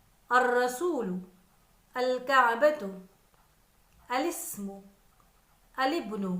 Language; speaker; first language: Arabic; non-native, fluent; Urdu